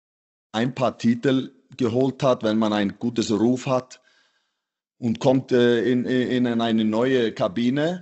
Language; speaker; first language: German; non-native, fluent; Icelandic